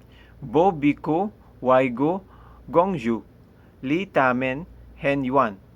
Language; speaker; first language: Chinese; non-native, learner; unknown